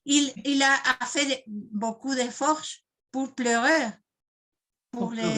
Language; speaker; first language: French; non-native, fluent; Spanish